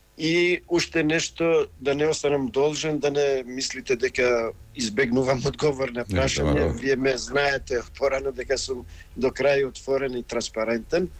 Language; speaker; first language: Macedonian; non-native, local second language; Albanian